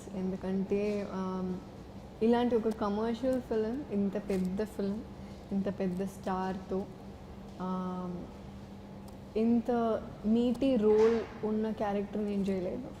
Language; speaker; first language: Telugu; non-native, fluent; Malayalam